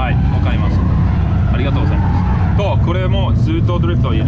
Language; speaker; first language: Japanese; non-native, learner; English